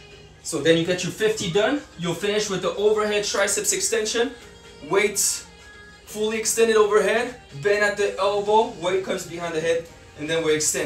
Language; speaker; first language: English; native; English